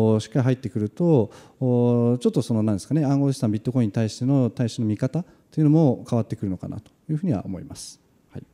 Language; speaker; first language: Japanese; native; Japanese